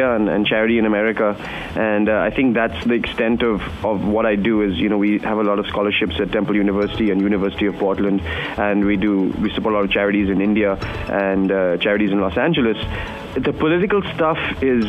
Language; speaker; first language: English; non-native, local second language; Hindi